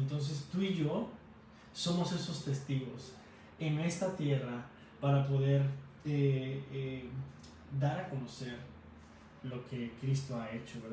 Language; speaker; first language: Spanish; native; Spanish